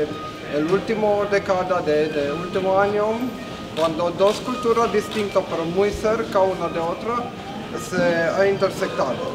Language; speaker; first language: Spanish; non-native, learner; Romanian